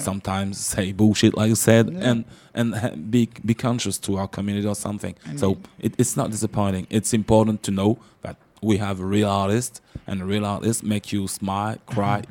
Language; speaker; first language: English; non-native, learner; French